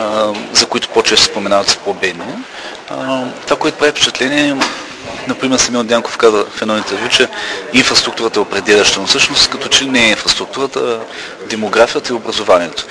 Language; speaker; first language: Bulgarian; native; Bulgarian